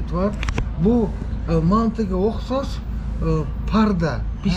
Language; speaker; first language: Turkish; non-native, learner; Kyrgyz